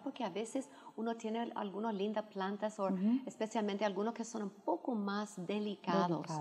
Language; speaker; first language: Spanish; non-native, fluent; English